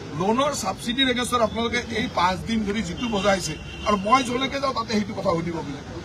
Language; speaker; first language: Assamese; native; Assamese